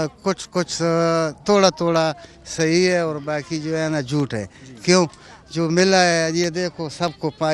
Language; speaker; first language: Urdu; non-native, local second language; Pashto